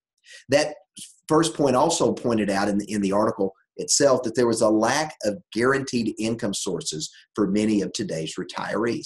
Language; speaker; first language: English; native; English